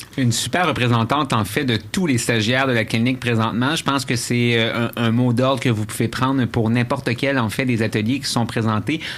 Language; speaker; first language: French; native; French